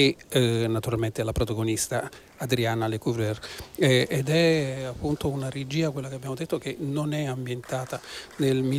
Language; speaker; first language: Italian; native; Italian